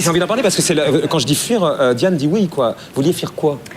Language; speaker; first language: French; native; French